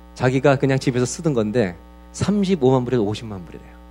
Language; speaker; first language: Korean; native; Korean